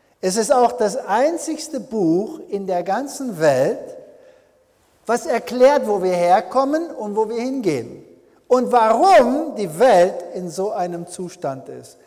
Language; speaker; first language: German; early bilingual, heritage; German